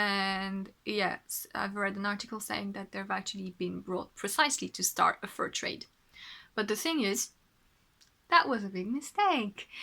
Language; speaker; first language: English; non-native, fluent; French